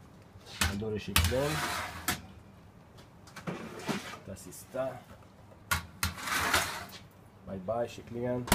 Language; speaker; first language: Swedish; non-native, learner; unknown